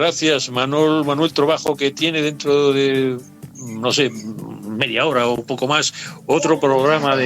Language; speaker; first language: Spanish; native; Spanish